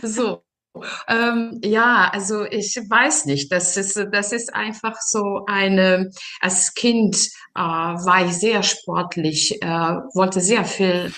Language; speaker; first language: German; non-native, fluent; Serbian